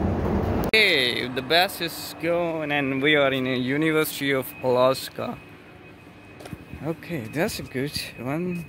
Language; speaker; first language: English; non-native, learner; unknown